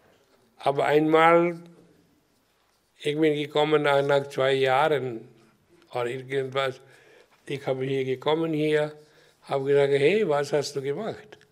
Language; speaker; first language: German; non-native, learner; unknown